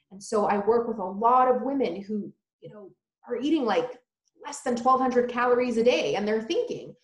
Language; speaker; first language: English; early bilingual, other home language; Polish